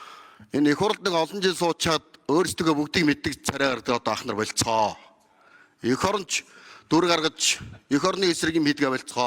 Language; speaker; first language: Mongolian; native; Mongolian